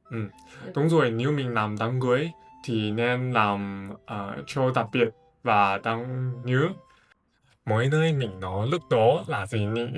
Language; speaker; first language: Vietnamese; non-native, fluent; Chinese